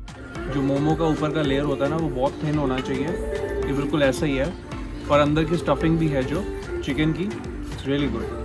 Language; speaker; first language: Hindi; native; Hindi